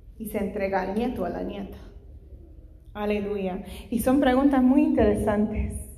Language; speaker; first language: Spanish; non-native, fluent; English